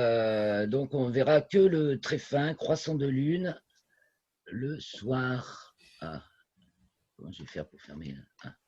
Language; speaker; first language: French; native; French